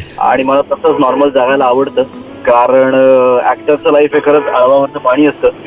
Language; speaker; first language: Marathi; native; Marathi